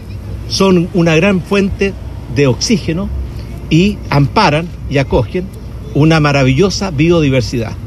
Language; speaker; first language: Spanish; native; Spanish